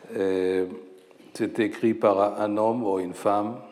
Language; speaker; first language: French; non-native, fluent; Hebrew